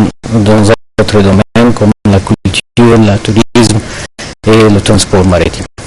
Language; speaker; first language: French; non-native, fluent; Arabic